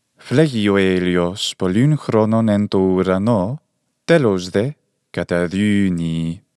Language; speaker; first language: Greek; non-native, fluent; English